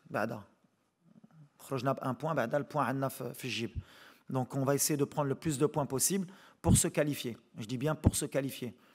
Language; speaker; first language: French; native; French